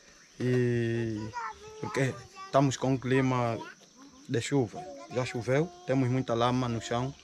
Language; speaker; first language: Portuguese; non-native, fluent; Vietnamese